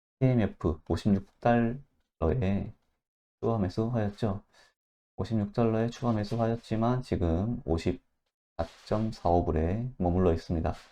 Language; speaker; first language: Korean; native; Korean